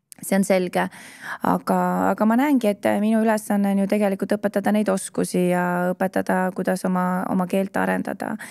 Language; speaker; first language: Estonian; native; Estonian